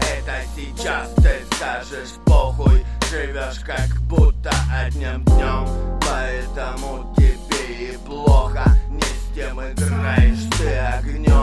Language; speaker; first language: Russian; native; Russian